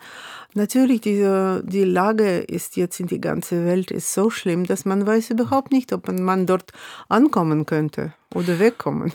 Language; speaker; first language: German; non-native, fluent; Russian